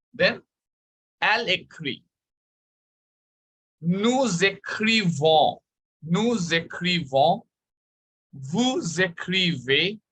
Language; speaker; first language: French; non-native, fluent; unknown